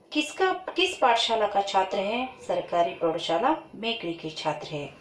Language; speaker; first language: Hindi; non-native, local second language; Kannada